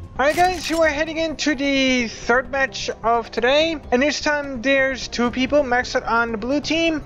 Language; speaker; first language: English; native; English